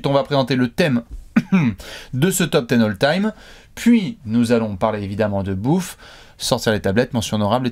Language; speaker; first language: French; native; French